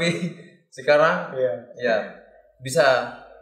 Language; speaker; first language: Indonesian; non-native, learner; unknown